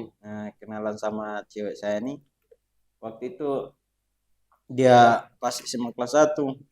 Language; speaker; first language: Indonesian; non-native, fluent; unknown